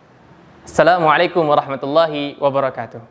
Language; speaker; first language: Arabic; non-native, learner; Indonesian